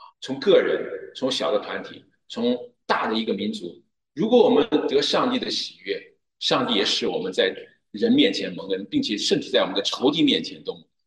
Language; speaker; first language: Chinese; native; Chinese